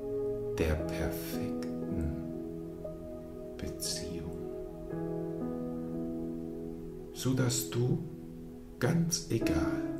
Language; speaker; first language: German; native; German